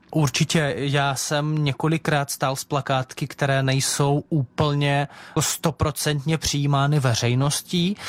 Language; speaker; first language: Czech; non-native, fluent; Russian